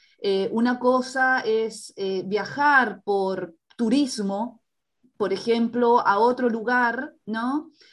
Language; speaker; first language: Spanish; native; Spanish